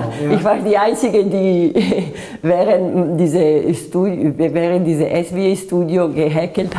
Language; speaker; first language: German; non-native, fluent; Italian